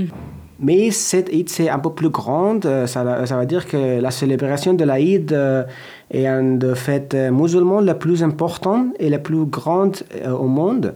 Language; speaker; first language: French; non-native, learner; Persian